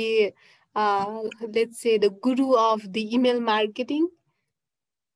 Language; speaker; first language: English; non-native, local second language; Nepali